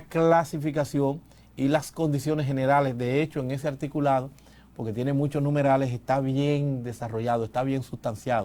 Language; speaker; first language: Spanish; native; Spanish